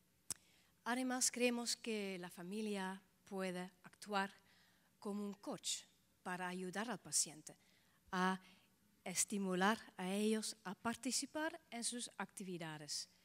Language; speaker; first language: Spanish; non-native, fluent; Dutch